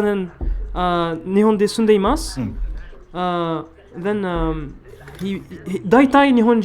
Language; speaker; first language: Japanese; non-native, learner; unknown